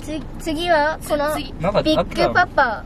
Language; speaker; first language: Japanese; early bilingual, other home language; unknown